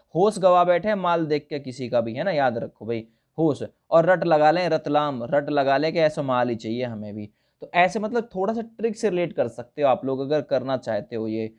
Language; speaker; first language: Hindi; native; Hindi